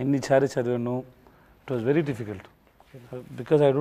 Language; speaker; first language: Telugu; non-native, learner; Tamil